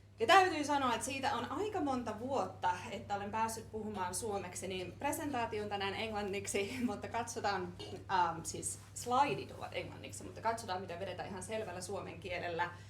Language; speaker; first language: Finnish; native; Finnish